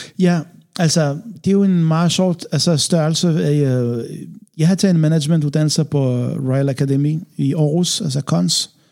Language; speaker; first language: Danish; non-native, fluent; Arabic